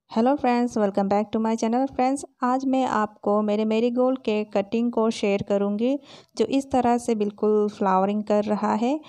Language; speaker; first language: Hindi; native; Hindi